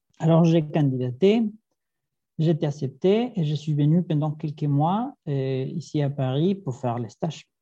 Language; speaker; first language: French; non-native, fluent; Spanish